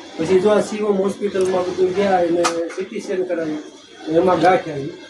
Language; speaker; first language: Gujarati; non-native, local second language; Marwari